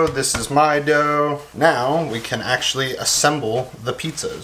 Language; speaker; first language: English; native; English